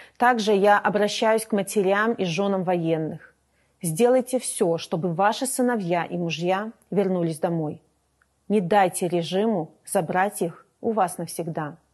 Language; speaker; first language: Russian; native; Russian